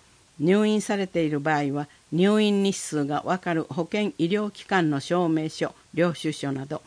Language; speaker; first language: Japanese; native; Japanese